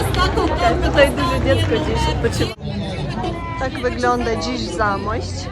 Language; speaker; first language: Polish; non-native, learner; Ukrainian